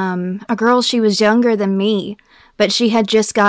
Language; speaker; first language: English; native; English